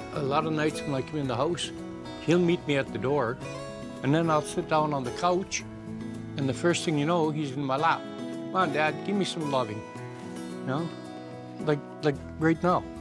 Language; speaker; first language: English; native; English